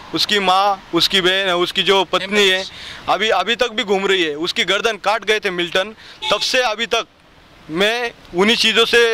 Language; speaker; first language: Hindi; non-native, local second language; Marathi